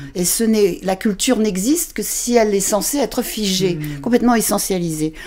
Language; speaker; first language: French; native; French